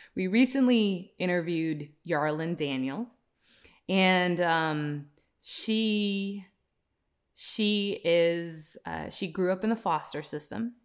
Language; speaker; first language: English; early bilingual, other home language; Hindi